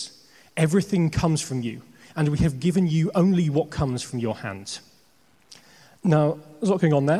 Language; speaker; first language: English; native; English